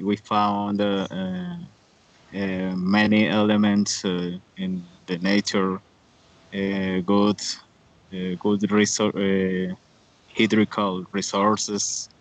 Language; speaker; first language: English; non-native, learner; Spanish